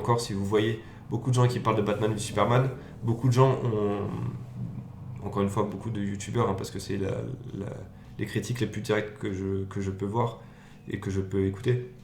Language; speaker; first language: French; native; French